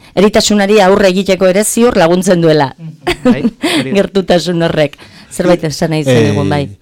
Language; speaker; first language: Basque; native; Basque